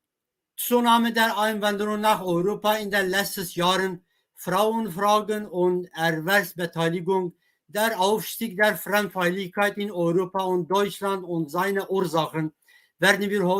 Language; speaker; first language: German; non-native, fluent; Kurdish